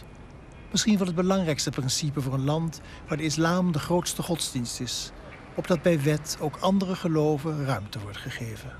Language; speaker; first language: Dutch; native; Dutch